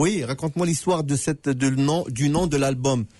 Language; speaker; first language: French; native; French